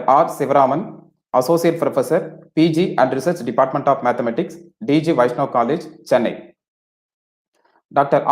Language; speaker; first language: English; non-native, local second language; Tamil